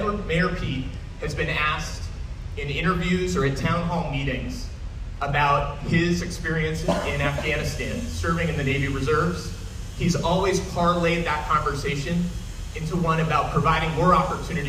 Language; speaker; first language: English; native; English